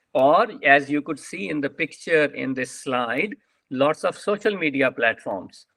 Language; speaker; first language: English; non-native, local second language; Punjabi